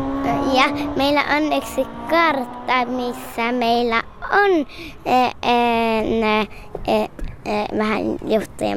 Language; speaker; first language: Finnish; early bilingual, heritage; Finnish